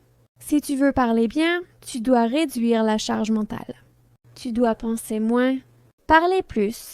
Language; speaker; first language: French; non-native, fluent; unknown